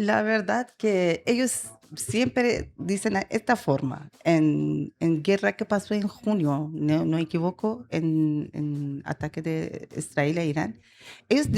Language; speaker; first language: Spanish; non-native, learner; Persian